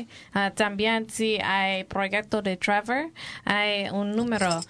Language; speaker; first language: Spanish; non-native, learner; English